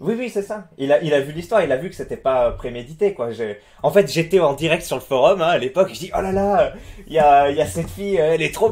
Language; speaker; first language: French; native; French